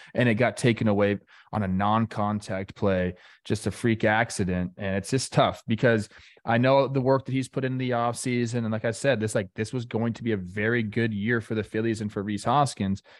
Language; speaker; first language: English; native; English